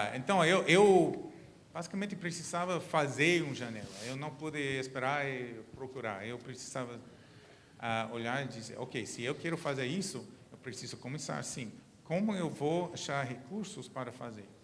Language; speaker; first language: Portuguese; non-native, learner; English